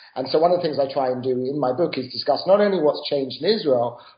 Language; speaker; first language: English; native; English